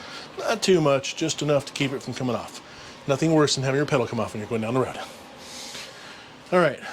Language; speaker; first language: English; native; English